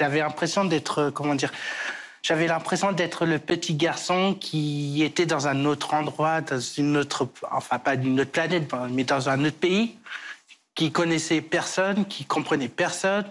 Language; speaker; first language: French; early bilingual, other home language; Portuguese